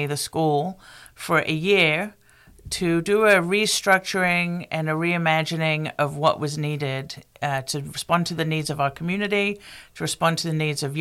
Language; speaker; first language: English; native; English